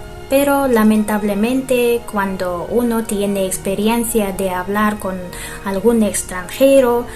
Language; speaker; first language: Spanish; non-native, fluent; Russian